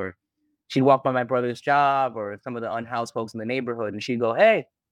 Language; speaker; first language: English; native; English